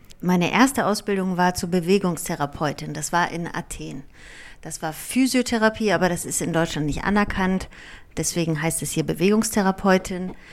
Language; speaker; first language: German; early bilingual, other home language; Greek